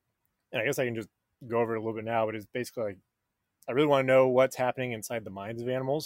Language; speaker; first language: English; native; English